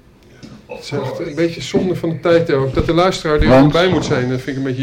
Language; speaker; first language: Dutch; native; Dutch